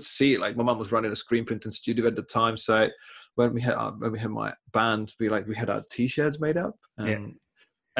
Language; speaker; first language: English; non-native, fluent; Czech